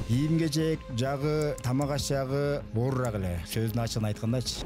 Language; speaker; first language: Kyrgyz; native; Kyrgyz